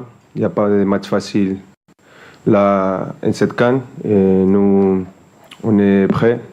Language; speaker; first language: French; non-native, fluent; Spanish